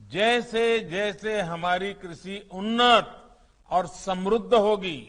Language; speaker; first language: Hindi; non-native, local second language; Gujarati